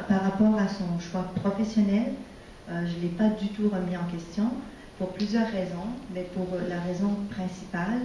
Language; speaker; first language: French; native; French